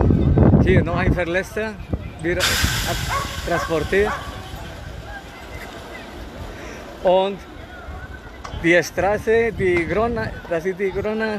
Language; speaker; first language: German; non-native, fluent; Spanish